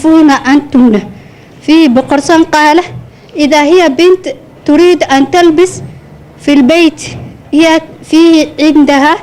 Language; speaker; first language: Arabic; non-native, learner; Somali